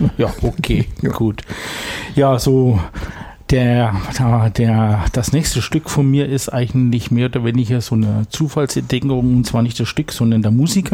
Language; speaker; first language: German; native; German